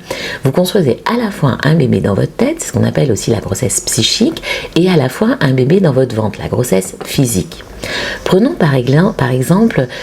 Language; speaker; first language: French; native; French